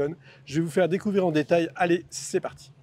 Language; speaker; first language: French; native; French